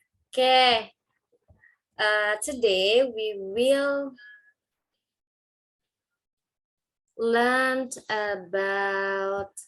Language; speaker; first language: English; non-native, learner; Indonesian